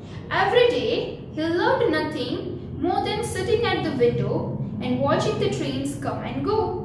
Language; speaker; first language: English; non-native, local second language; Gujarati